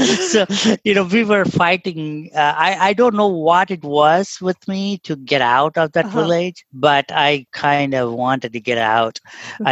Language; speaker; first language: English; non-native, local second language; Tamil